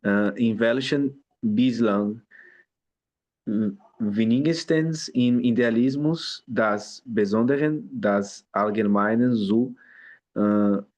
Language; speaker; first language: German; non-native, learner; Portuguese